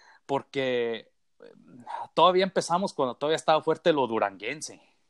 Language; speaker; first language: Spanish; early bilingual, heritage; Spanish